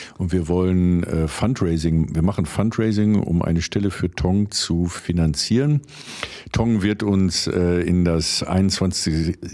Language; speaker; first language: German; native; German